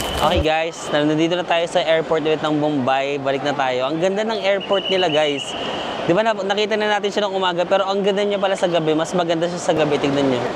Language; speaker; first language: Filipino; non-native, local second language; Cebuano